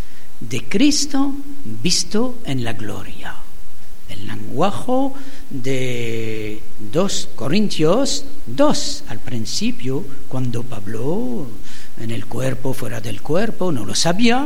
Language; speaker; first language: Spanish; non-native, learner; French